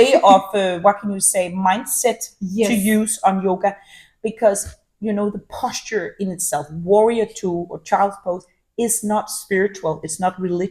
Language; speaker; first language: English; non-native, fluent; Danish